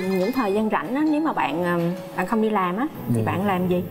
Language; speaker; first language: Vietnamese; native; Vietnamese